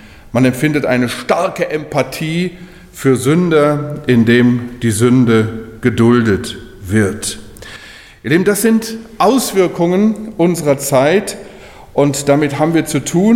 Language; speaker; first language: German; native; German